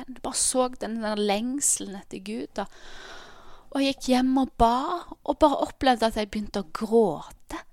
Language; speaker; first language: Norwegian; native; Norwegian